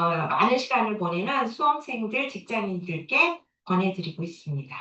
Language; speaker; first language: Korean; native; Korean